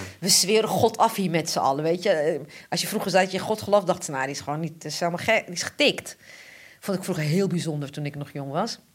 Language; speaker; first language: Dutch; early bilingual, other home language; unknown